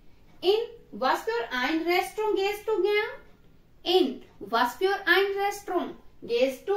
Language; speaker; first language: German; non-native, learner; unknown